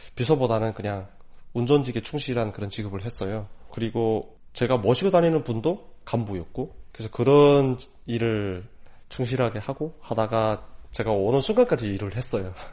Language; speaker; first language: Korean; native; Korean